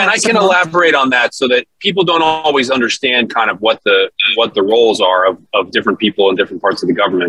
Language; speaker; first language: English; native; English